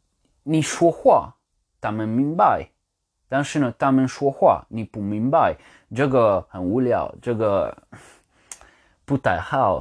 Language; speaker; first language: Chinese; non-native, learner; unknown